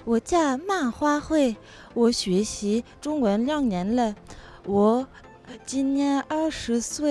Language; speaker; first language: Chinese; non-native, learner; French